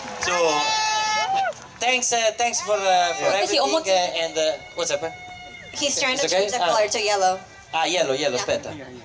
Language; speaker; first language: English; non-native, fluent; Italian